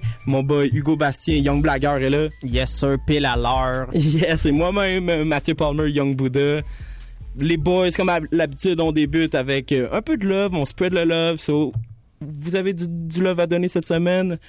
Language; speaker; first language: French; native; French